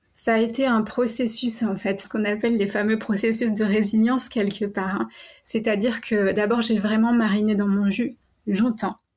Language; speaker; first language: French; native; French